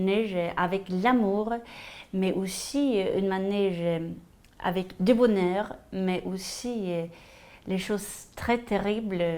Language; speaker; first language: French; non-native, fluent; Swedish